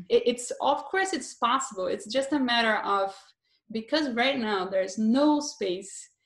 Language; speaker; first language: English; non-native, fluent; Portuguese